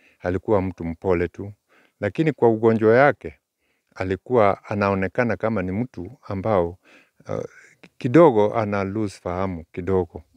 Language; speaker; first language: Swahili; native; Swahili